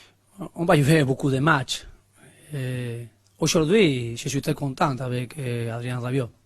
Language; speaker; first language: French; non-native, learner; Spanish